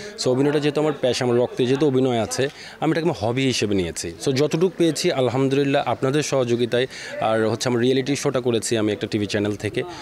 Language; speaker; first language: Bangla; native; Bangla